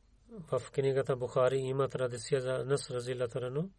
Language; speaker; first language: Bulgarian; non-native, learner; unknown